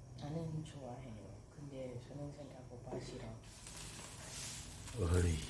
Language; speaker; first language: Korean; non-native, learner; Thai